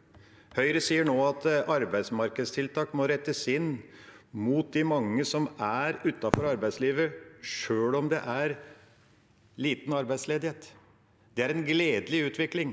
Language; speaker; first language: Norwegian; native; Norwegian